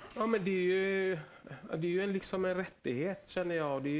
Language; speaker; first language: Swedish; early bilingual, other home language; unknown